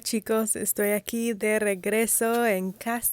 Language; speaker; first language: Spanish; non-native, learner; English